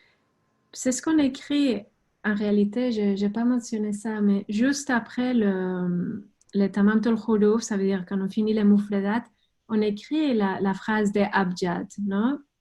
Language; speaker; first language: French; non-native, fluent; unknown